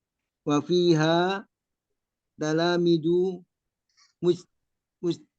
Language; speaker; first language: Arabic; non-native, learner; Indonesian